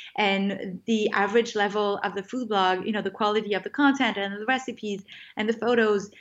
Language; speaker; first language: English; non-native, fluent; French